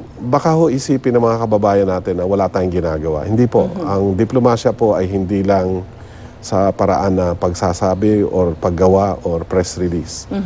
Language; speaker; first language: Filipino; non-native, local second language; Cebuano